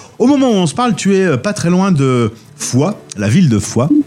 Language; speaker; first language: French; native; French